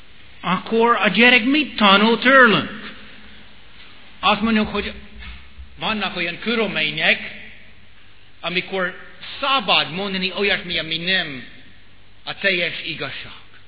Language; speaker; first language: Hungarian; non-native, fluent; English